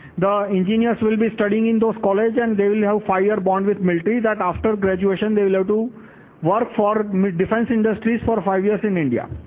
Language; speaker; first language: English; non-native, local second language; Gujarati